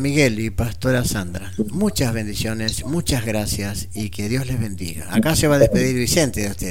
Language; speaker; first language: Spanish; native; Spanish